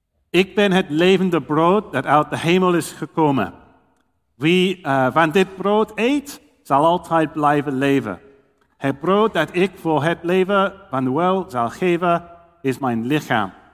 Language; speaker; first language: Dutch; non-native, learner; English